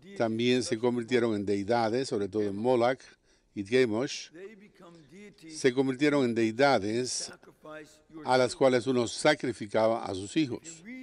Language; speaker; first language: Spanish; non-native, fluent; English